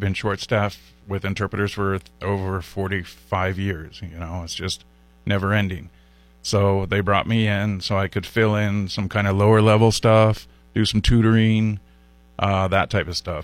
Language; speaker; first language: English; native; English